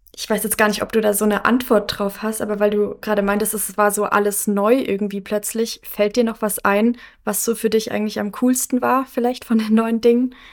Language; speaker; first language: German; native; German